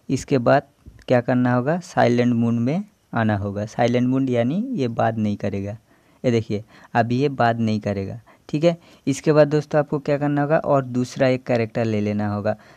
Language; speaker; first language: Hindi; non-native, local second language; Bangla